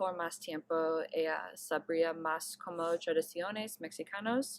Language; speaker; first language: Spanish; non-native, learner; English